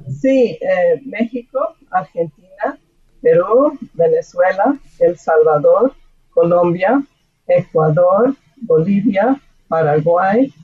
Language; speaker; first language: Spanish; non-native, fluent; English